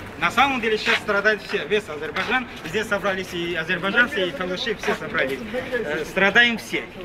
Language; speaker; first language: Russian; non-native, local second language; Talysh